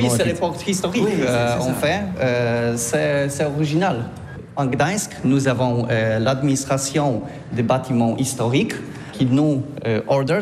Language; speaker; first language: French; non-native, learner; Polish